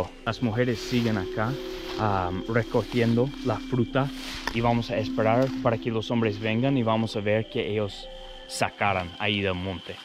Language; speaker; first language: Spanish; non-native, fluent; English